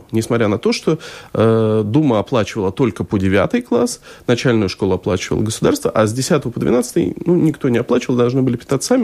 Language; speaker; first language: Russian; native; Russian